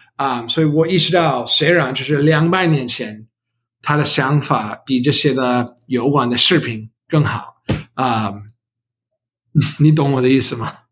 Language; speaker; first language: Chinese; non-native, learner; English